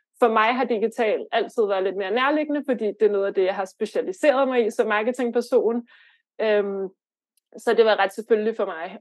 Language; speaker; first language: Danish; early bilingual, other home language; Lithuanian